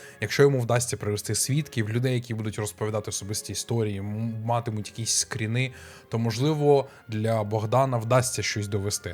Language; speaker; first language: Ukrainian; native; Ukrainian